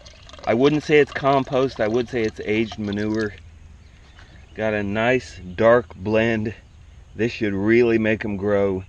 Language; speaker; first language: English; native; English